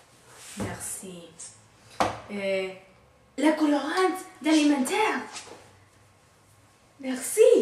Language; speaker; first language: French; non-native, learner; English